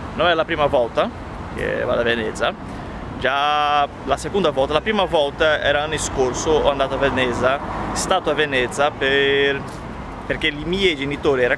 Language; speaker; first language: Italian; non-native, learner; Portuguese